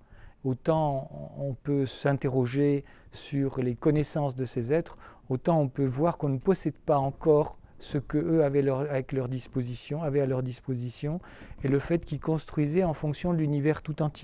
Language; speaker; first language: French; native; French